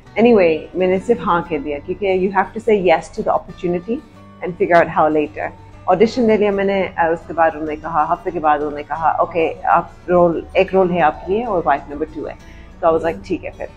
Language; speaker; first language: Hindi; early bilingual, heritage; Urdu